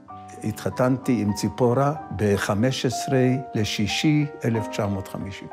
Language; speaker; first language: Hebrew; non-native, fluent; Yiddish